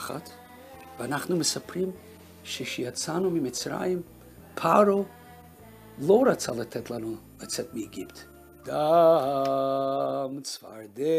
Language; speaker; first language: Hebrew; non-native, fluent; Russian